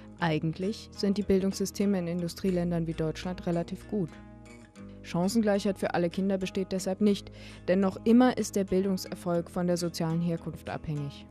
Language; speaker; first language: German; native; German